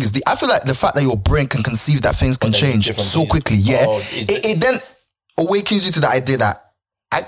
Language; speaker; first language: English; non-native, local second language; Yoruba